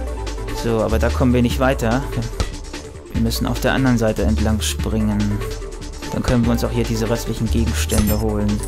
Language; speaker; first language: German; native; German